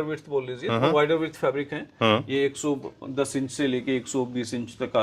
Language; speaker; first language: Hindi; native; Hindi